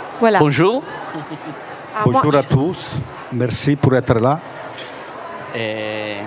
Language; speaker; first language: French; non-native, fluent; Italian